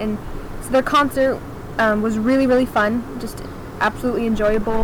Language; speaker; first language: English; native; English